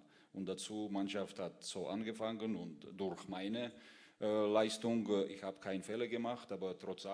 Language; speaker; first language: German; non-native, fluent; Russian